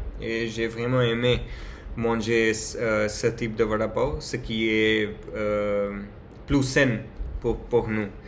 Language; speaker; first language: French; non-native, learner; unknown